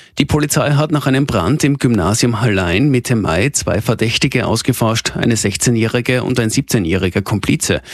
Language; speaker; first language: German; native; German